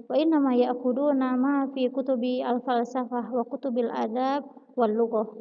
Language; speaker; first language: Arabic; non-native, fluent; Indonesian